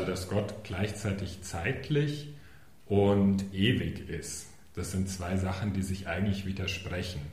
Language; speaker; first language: German; native; German